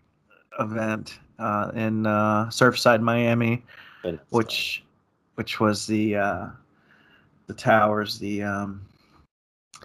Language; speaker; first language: English; native; English